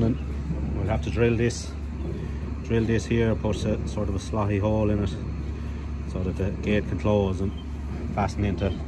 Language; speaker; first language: English; native; English